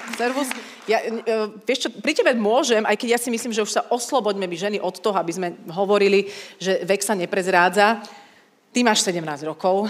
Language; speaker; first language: Slovak; native; Slovak